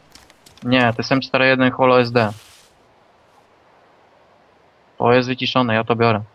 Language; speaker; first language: Polish; native; Polish